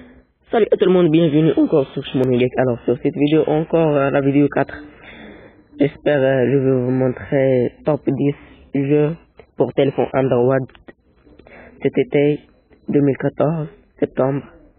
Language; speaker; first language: French; non-native, learner; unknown